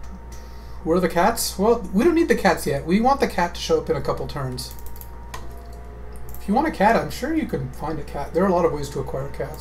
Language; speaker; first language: English; native; English